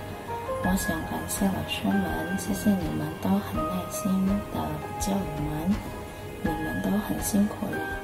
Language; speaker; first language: Chinese; non-native, learner; Indonesian